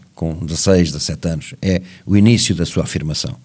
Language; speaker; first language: Portuguese; native; Portuguese